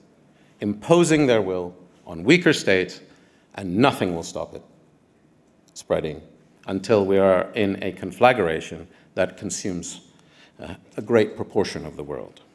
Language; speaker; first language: English; non-native, fluent; Arabic